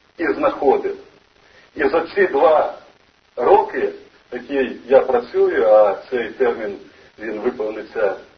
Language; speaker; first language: Ukrainian; non-native, local second language; Russian